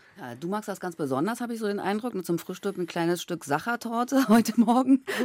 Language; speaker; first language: German; native; German